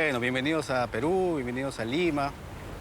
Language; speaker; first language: Spanish; native; Spanish